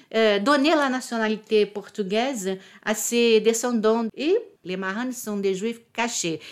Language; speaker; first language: French; non-native, fluent; Portuguese